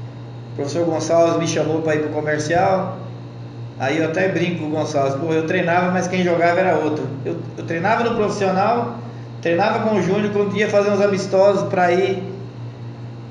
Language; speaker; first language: Portuguese; native; Portuguese